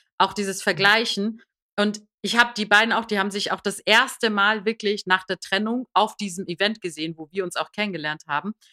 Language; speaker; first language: German; early bilingual, other home language; Persian